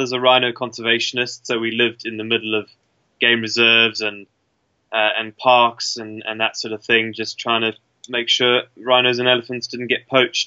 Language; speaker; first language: English; native; English